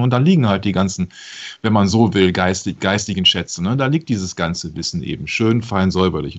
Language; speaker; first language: German; native; German